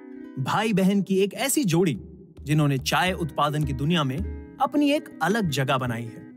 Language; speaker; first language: Hindi; native; Hindi